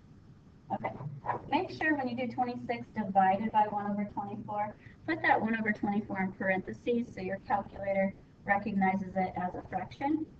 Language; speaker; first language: English; native; English